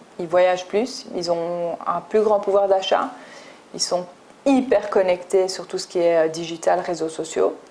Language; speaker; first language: French; early bilingual, other home language; English